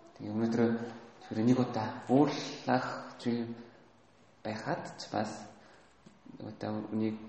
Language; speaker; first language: Mongolian; non-native, learner; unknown